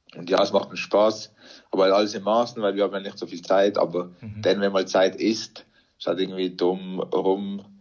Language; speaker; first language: German; native; German